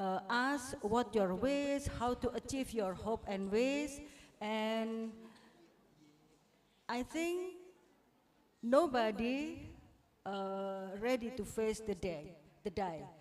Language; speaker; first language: English; non-native, fluent; Indonesian